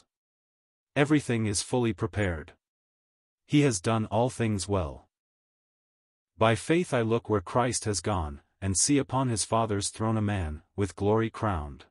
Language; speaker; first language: English; native; English